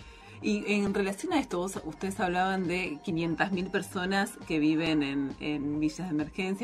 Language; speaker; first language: Spanish; native; Spanish